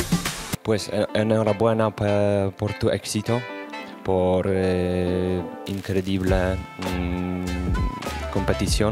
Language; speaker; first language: Spanish; non-native, learner; Polish